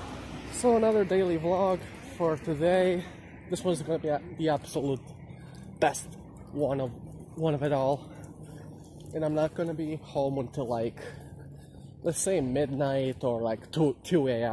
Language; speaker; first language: English; non-native, fluent; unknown